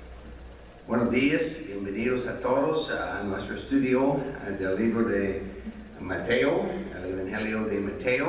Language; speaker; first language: Spanish; non-native, fluent; English